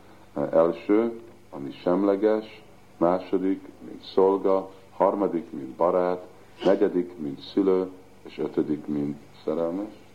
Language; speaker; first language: Hungarian; early bilingual, heritage; Hungarian